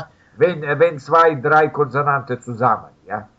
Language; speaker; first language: German; non-native, learner; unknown